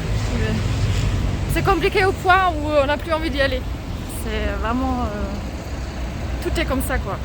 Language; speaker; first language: French; non-native, fluent; German